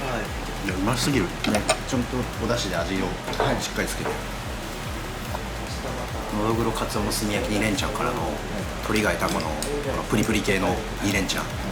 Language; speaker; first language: Japanese; native; Japanese